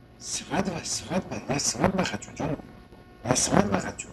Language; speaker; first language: Russian; non-native, learner; Uzbek